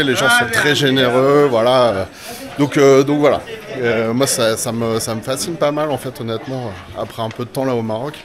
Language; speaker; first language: French; native; French